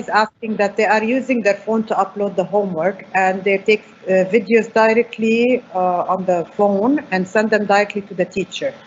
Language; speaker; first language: English; non-native, fluent; Arabic